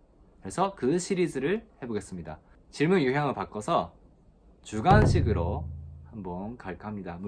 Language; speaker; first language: Korean; non-native, fluent; Japanese